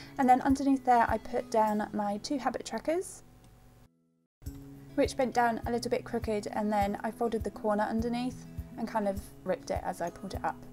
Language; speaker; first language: English; native; English